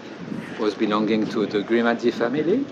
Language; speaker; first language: English; non-native, fluent; French